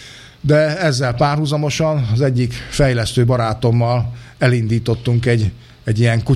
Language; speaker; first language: Hungarian; native; Hungarian